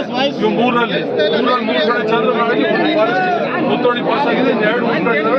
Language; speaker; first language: Kannada; native; Kannada